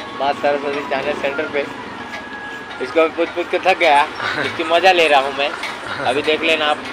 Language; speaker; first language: Hindi; non-native, local second language; Bhili